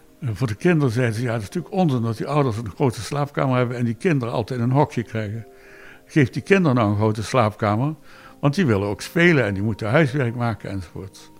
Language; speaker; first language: Dutch; native; Dutch